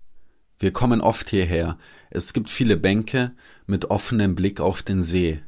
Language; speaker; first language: German; native; German